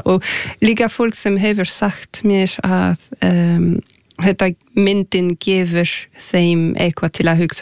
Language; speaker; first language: Icelandic; non-native, fluent; French